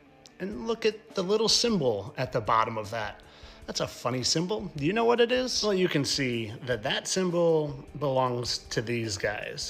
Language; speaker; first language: English; native; English